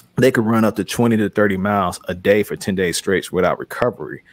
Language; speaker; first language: English; native; English